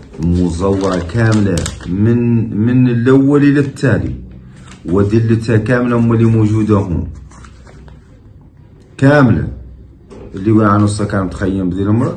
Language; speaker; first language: Arabic; native; Arabic